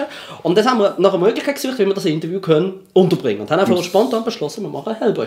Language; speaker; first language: German; native; German